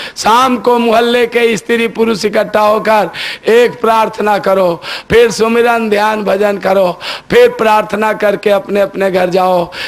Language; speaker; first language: Hindi; native; Hindi